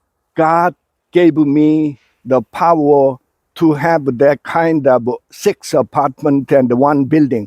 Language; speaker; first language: English; non-native, fluent; Korean